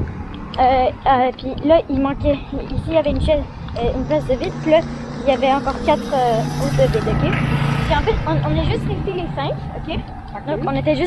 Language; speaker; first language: French; native; French